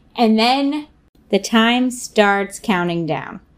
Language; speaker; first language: English; native; English